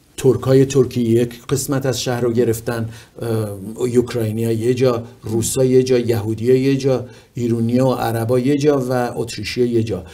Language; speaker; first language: Persian; native; Persian